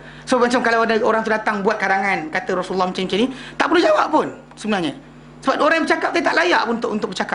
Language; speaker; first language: Malay; native; Malay